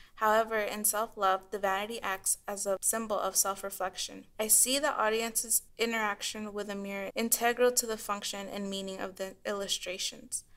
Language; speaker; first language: English; native; English